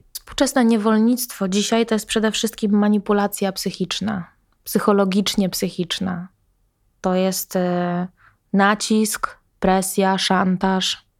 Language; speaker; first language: Polish; native; Polish